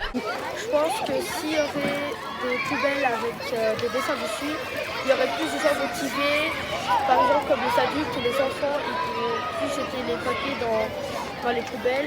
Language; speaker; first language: French; native; French